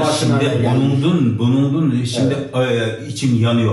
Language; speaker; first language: Turkish; non-native, learner; Uyghur